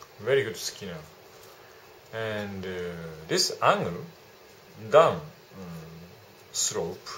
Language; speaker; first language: English; non-native, learner; Japanese